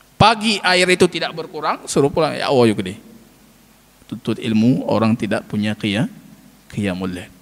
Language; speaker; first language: Malay; non-native, local second language; Achinese